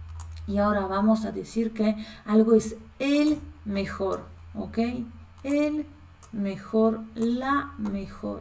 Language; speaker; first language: Spanish; non-native, fluent; Polish